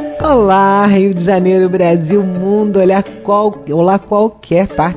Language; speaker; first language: Portuguese; native; Portuguese